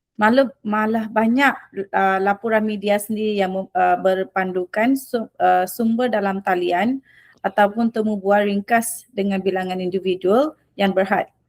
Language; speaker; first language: Malay; early bilingual, other home language; Rohingya